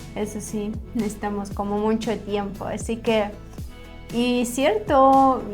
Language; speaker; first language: Spanish; non-native, fluent; Ukrainian